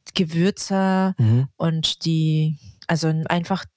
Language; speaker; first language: German; non-native, fluent; Russian